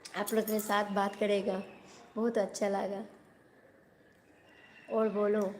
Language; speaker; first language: Hindi; non-native, local second language; Bangla